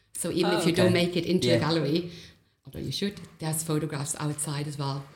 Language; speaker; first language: English; non-native, fluent; German